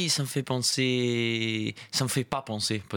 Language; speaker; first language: French; non-native, fluent; Italian